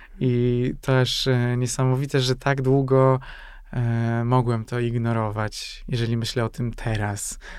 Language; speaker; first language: Polish; non-native, fluent; Hungarian